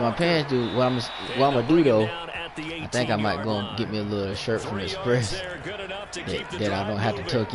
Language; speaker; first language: English; native; English